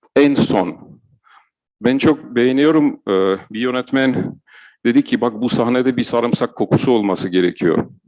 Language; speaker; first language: Turkish; non-native, fluent; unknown